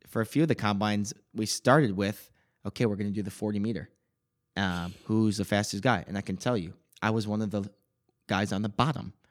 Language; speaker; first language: English; native; English